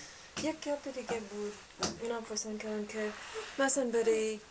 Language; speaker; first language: Persian; non-native, fluent; English